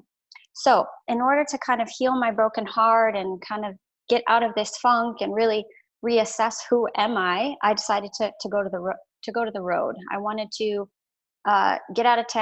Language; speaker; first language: English; native; English